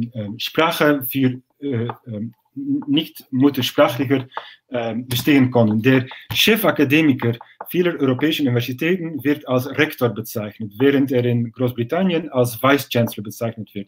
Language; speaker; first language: German; non-native, fluent; Dutch